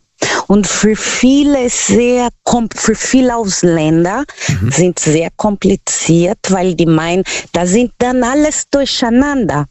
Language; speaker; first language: German; non-native, learner; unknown